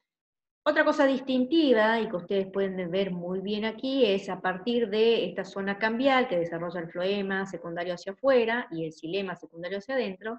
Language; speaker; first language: Spanish; native; Spanish